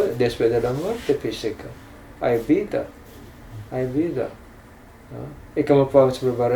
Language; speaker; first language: Spanish; non-native, fluent; English